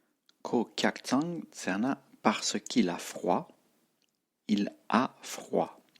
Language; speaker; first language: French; non-native, fluent; Tibetan